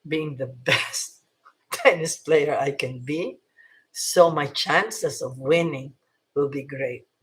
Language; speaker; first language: English; non-native, local second language; Filipino